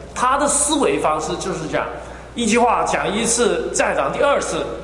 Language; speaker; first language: Chinese; non-native, fluent; Cantonese